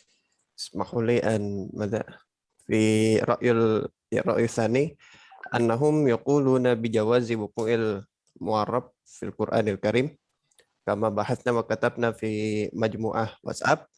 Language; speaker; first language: Arabic; non-native, learner; Indonesian